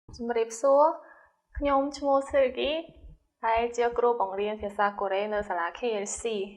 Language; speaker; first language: Khmer; non-native, fluent; Korean